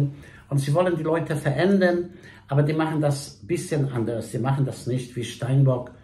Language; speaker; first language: German; non-native, fluent; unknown